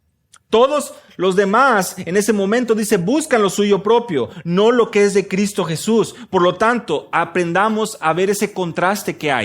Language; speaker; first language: Spanish; native; Spanish